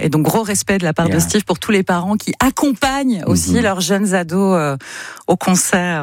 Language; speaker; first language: French; native; French